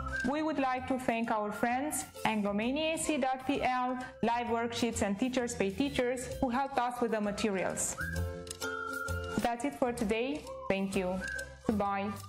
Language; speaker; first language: English; non-native, fluent; Romanian